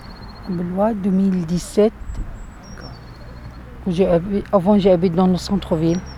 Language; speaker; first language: French; non-native, learner; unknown